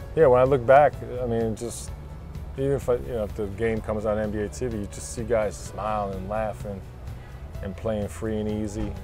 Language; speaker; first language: English; native; English